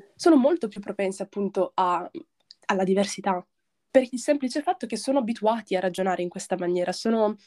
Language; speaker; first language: Italian; early bilingual, other home language; Arabic